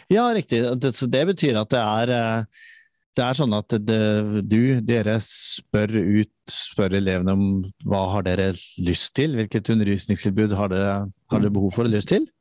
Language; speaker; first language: Norwegian; native; Norwegian